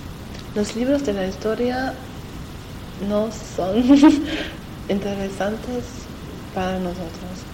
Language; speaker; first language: Spanish; non-native, learner; French